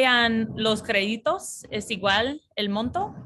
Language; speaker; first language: Spanish; non-native, fluent; English